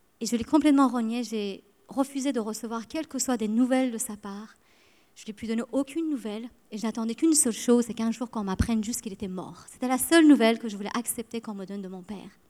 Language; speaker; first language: French; early bilingual, other home language; Persian